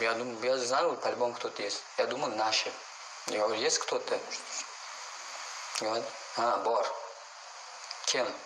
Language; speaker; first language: Russian; non-native, learner; Uzbek